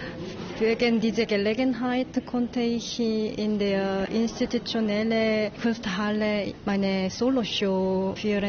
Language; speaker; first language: German; non-native, learner; Korean